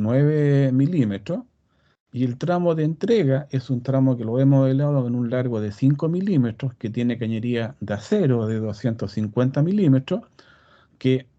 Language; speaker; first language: Spanish; native; Spanish